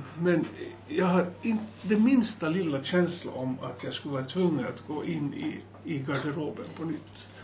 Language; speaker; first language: Swedish; native; Swedish